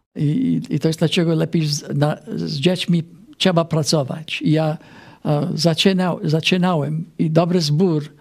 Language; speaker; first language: Polish; non-native, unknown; English